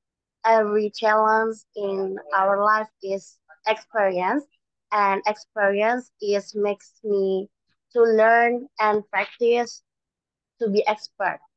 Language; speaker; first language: English; non-native, learner; Indonesian